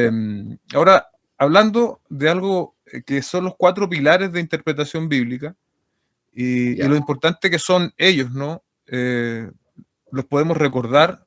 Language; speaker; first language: Spanish; native; Spanish